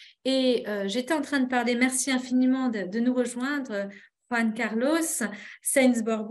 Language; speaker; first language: French; native; French